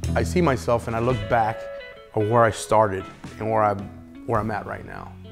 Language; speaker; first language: English; native; English